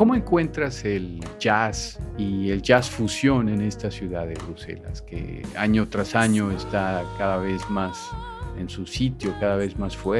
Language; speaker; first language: Spanish; native; Spanish